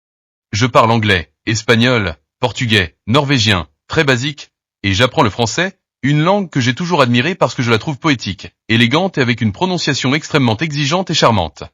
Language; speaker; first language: French; non-native, learner; Portuguese